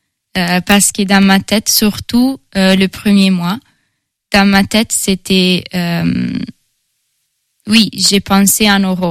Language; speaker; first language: French; non-native, fluent; Italian